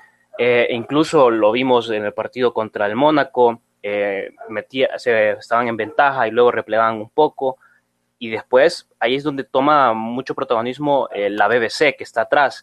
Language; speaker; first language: Spanish; native; Spanish